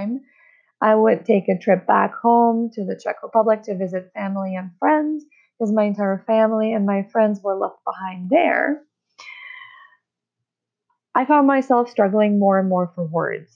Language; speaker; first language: English; non-native, fluent; Czech